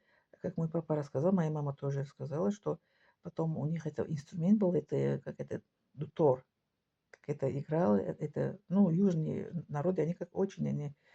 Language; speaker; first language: Russian; non-native, local second language; Tajik